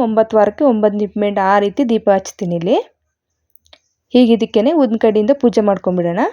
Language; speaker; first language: Kannada; native; Kannada